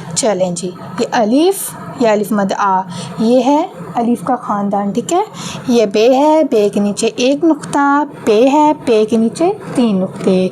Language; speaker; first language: Urdu; native; Urdu